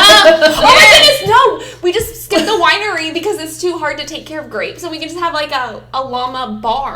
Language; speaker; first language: English; native; English